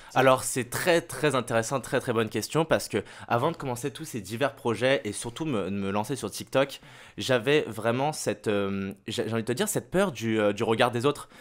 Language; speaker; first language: French; native; French